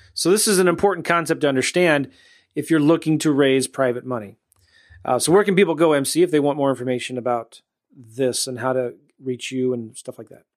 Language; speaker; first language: English; native; English